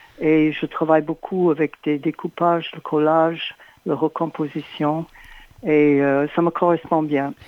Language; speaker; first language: French; non-native, fluent; English